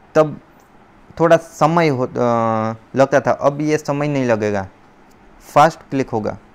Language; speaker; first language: Hindi; non-native, local second language; Gujarati